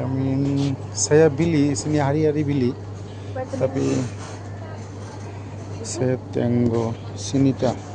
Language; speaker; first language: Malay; non-native, learner; Bangla